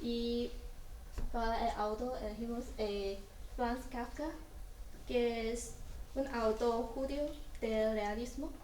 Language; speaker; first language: Spanish; non-native, learner; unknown